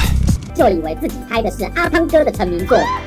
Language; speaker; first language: Chinese; native; Chinese